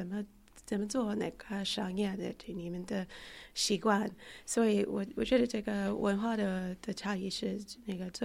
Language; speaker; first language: Chinese; non-native, fluent; English